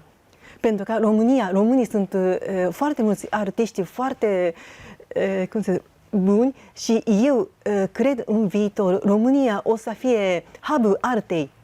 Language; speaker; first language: Romanian; non-native, learner; Japanese